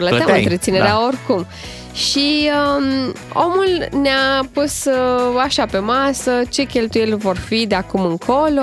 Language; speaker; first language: Romanian; native; Romanian